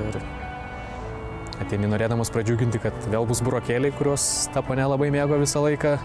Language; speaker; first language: Lithuanian; native; Lithuanian